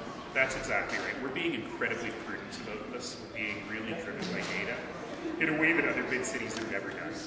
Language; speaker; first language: English; native; English